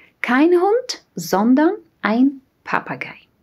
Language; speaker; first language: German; non-native, fluent; Russian